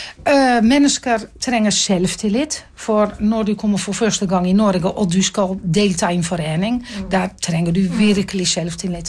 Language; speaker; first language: Norwegian; non-native, fluent; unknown